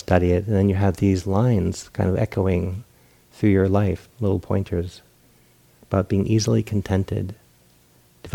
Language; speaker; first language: English; native; English